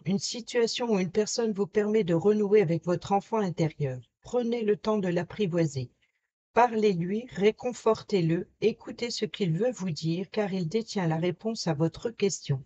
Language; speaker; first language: French; native; French